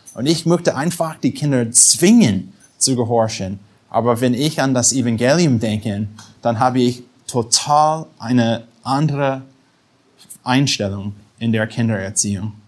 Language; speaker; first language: German; non-native, fluent; English